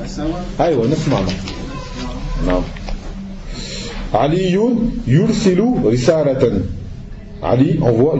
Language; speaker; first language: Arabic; non-native, fluent; French